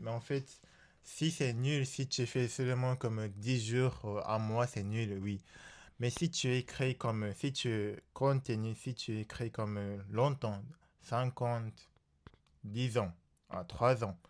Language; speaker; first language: French; non-native, learner; Japanese